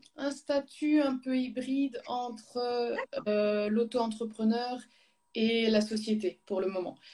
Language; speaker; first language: French; native; French